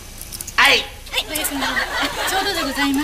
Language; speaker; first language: Japanese; native; Japanese